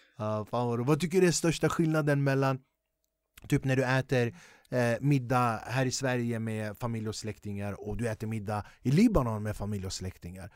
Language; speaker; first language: Swedish; early bilingual, other home language; Kurdish